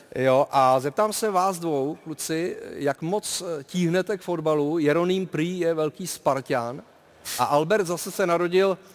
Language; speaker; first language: Czech; native; Czech